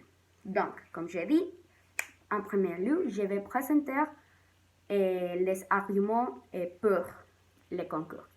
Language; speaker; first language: French; non-native, learner; Spanish